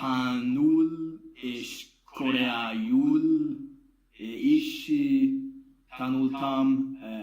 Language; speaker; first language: Hungarian; non-native, learner; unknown